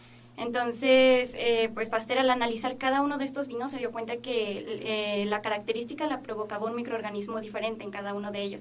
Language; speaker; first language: Spanish; native; Spanish